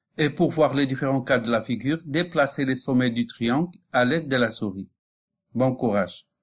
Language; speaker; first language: French; non-native, local second language; Arabic